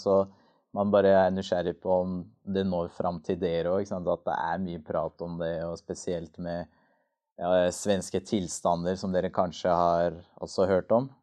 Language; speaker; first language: Norwegian; native; Norwegian